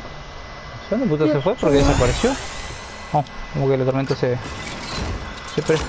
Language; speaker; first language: Spanish; native; Spanish